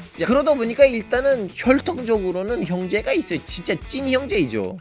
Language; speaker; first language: Korean; non-native, fluent; Turkish